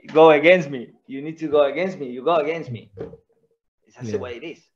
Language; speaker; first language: English; non-native, fluent; Spanish